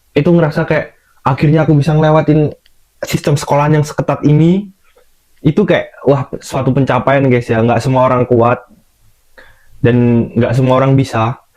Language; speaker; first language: Indonesian; native; Indonesian